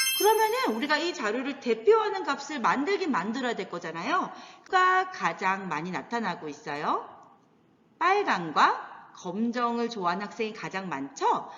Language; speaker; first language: Korean; native; Korean